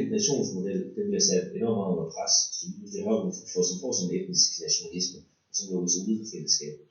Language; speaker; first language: Danish; native; Danish